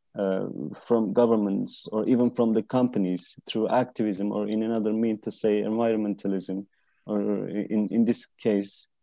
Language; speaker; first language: English; non-native, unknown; Turkish